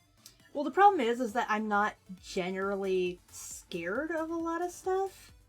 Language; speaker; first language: English; native; English